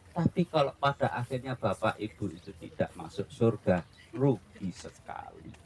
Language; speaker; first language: Indonesian; non-native, local second language; Javanese